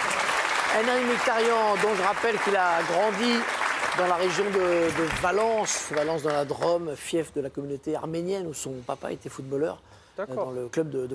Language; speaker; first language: French; native; French